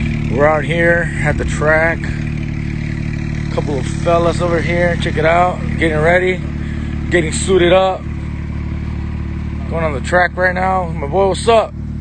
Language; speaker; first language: English; early bilingual, other home language; Spanish